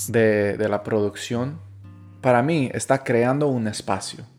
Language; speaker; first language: Spanish; early bilingual, heritage; Spanish